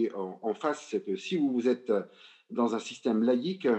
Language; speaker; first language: French; non-native, local second language; Arabic